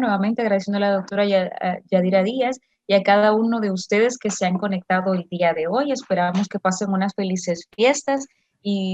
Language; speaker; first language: Spanish; native; Spanish